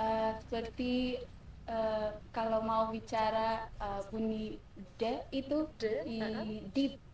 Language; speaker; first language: Indonesian; non-native, learner; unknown